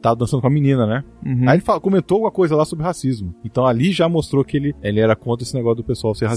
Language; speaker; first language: Portuguese; native; Portuguese